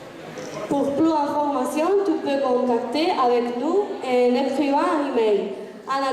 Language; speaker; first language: French; non-native, learner; Spanish